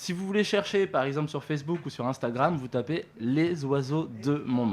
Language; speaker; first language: French; native; French